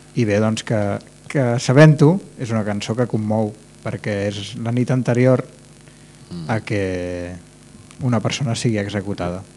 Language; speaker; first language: Catalan; native; Catalan